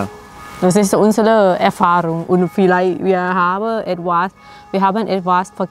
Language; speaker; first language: German; non-native, learner; Thai